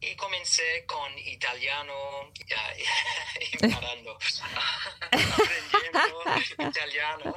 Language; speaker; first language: Spanish; non-native, learner; English